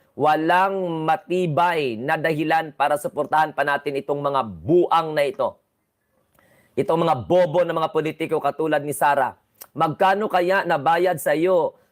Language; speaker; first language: Filipino; non-native, local second language; Cebuano